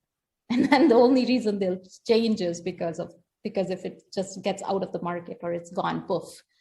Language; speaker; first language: English; non-native, local second language; Hindi